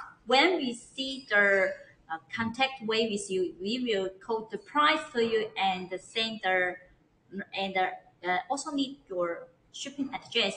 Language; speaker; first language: English; non-native, learner; Chinese